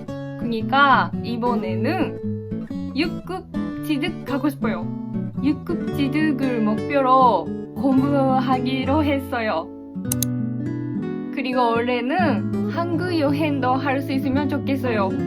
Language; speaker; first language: Korean; non-native, learner; Japanese